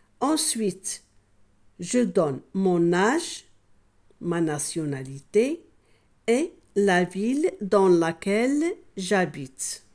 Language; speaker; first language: French; non-native, local second language; Arabic